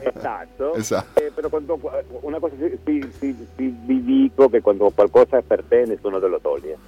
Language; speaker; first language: Italian; non-native, fluent; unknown